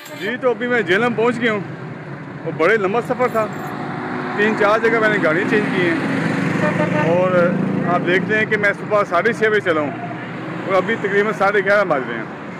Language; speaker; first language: Urdu; non-native, local second language; Punjabi